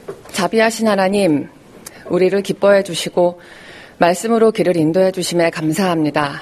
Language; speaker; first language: Korean; native; Korean